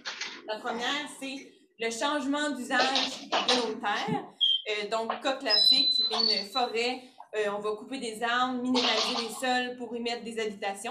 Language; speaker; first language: French; native; French